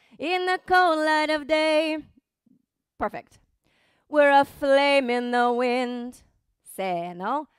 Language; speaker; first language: English; native; English